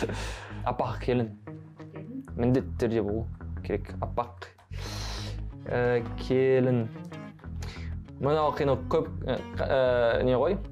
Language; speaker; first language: Kazakh; non-native, learner; French